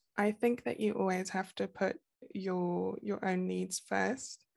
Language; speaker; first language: English; native; English